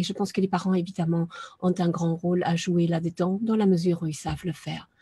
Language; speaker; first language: French; non-native, fluent; German